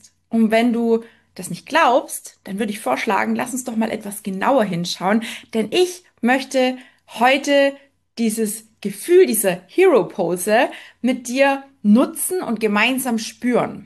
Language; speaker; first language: German; native; German